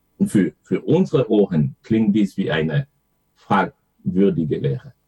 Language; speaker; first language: German; non-native, fluent; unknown